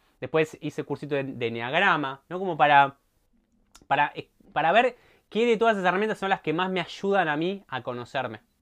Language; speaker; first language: Spanish; native; Spanish